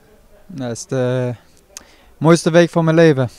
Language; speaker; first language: Dutch; non-native, fluent; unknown